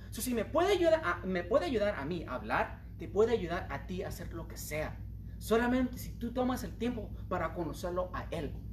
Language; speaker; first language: Spanish; early bilingual, heritage; Spanish